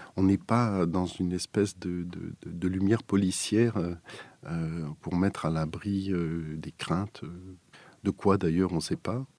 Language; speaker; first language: French; native; French